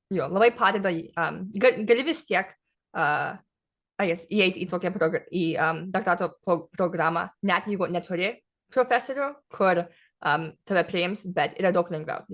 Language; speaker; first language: Lithuanian; early bilingual, heritage; English